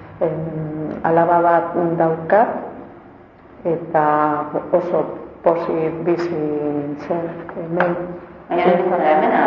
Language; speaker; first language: Basque; non-native, local second language; Spanish